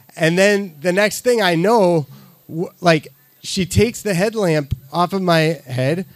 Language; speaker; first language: English; native; English